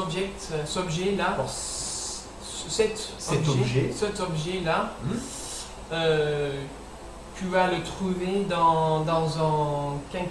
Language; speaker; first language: French; non-native, learner; English